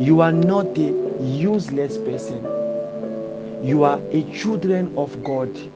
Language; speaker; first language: English; non-native, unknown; Lingala